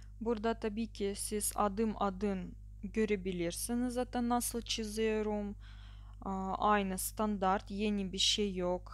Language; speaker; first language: Turkish; non-native, learner; Russian